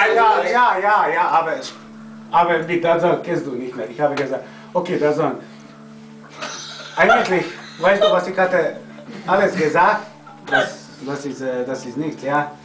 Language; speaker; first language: German; non-native, learner; Slovak